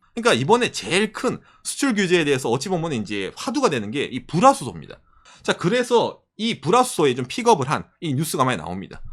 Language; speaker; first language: Korean; native; Korean